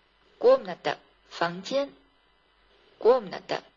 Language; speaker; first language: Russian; non-native, fluent; Chinese